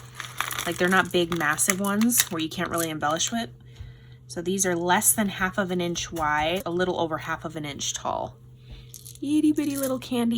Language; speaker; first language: English; native; English